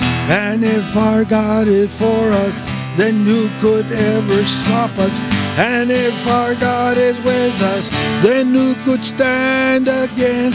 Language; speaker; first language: English; early bilingual, other home language; Spanish